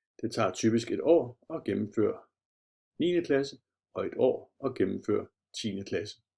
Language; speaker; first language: Danish; native; Danish